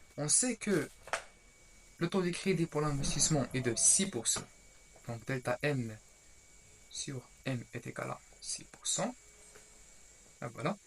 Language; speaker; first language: French; non-native, local second language; Arabic